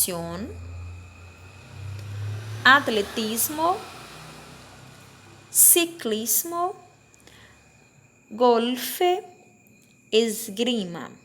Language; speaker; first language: Spanish; non-native, fluent; Portuguese